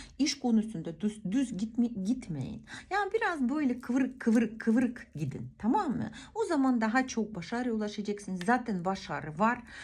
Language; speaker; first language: Turkish; non-native, fluent; Russian